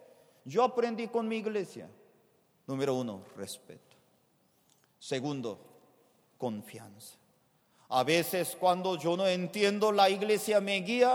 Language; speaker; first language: Spanish; non-native, fluent; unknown